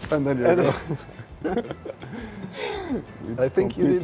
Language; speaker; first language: English; non-native, fluent; Finnish